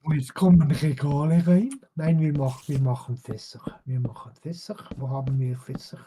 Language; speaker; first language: German; non-native, fluent; French